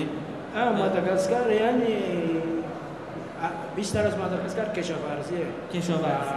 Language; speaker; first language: Persian; non-native, learner; Malagasy